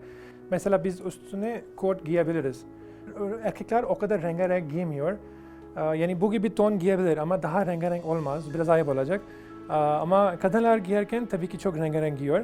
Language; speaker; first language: Turkish; non-native, fluent; Urdu